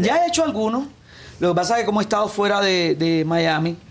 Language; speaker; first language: Spanish; native; Spanish